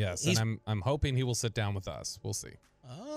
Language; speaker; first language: English; native; English